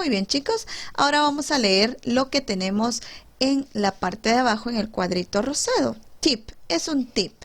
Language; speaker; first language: Spanish; native; Spanish